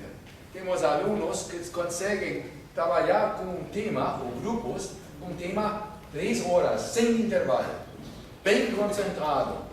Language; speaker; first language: Portuguese; non-native, fluent; German